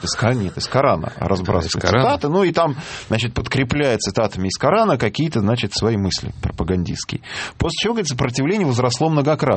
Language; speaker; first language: Russian; native; Russian